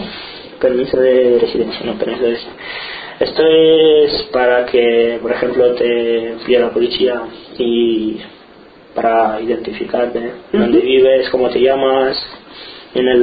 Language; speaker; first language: Spanish; non-native, fluent; Romanian